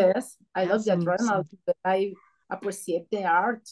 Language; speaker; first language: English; non-native, learner; Spanish